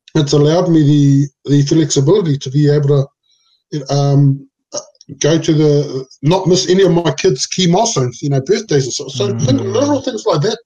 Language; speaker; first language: English; non-native, local second language; Samoan